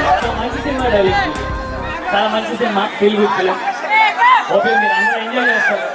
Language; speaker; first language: Telugu; native; Telugu